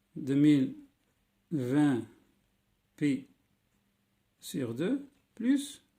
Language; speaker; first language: French; non-native, local second language; Arabic